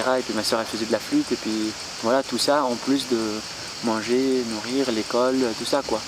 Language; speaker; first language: French; non-native, fluent; Arabic